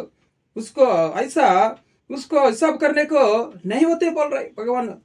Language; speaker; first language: Hindi; non-native, local second language; Telugu